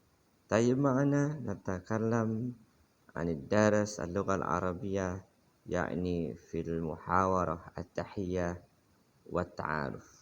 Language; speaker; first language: Arabic; non-native, fluent; Indonesian